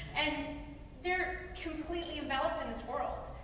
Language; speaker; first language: English; native; English